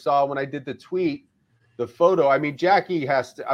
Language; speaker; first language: English; native; English